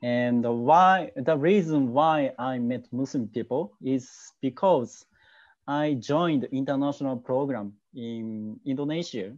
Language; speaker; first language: English; non-native, learner; Japanese